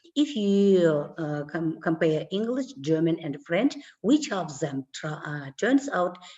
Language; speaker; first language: English; non-native, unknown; Kazakh